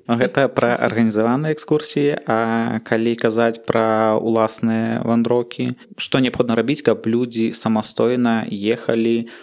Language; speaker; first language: Belarusian; non-native, local second language; Russian